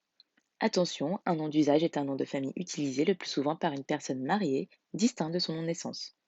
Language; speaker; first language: French; native; French